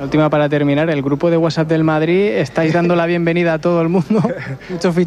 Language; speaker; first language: Spanish; native; Spanish